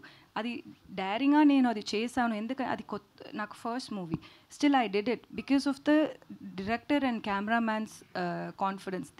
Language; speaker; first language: Telugu; non-native, learner; Tamil